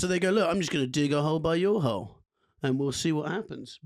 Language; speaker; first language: English; native; English